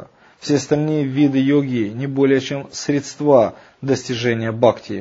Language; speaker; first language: Russian; native; Russian